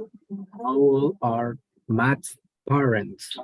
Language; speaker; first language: English; non-native, learner; Spanish